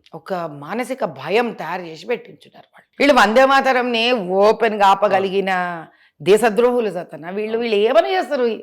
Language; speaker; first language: Telugu; native; Telugu